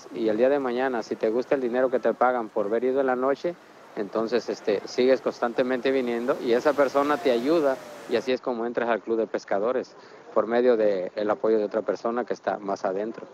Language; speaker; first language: Spanish; native; Spanish